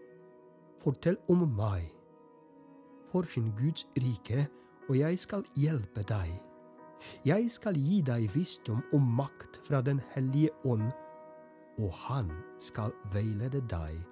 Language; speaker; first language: Norwegian; non-native, fluent; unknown